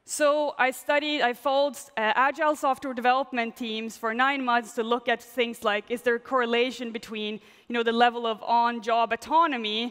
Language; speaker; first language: English; non-native, fluent; Swedish